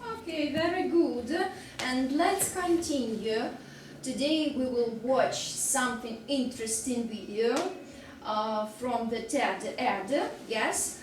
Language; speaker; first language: English; non-native, fluent; Russian